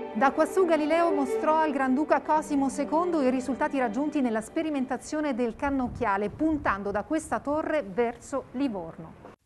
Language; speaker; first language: Italian; native; Italian